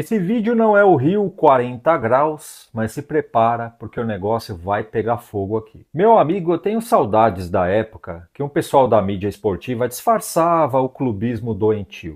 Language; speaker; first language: Portuguese; native; Portuguese